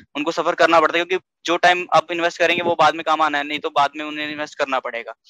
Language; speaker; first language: Hindi; native; Hindi